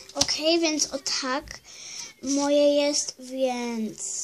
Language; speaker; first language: Polish; early bilingual, heritage; Polish